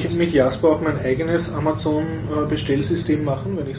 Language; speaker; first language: German; native; German